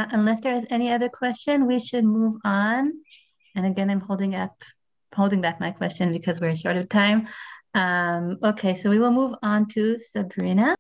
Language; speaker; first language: English; non-native, fluent; Hebrew